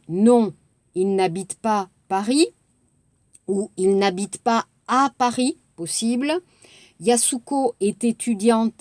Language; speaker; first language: French; native; French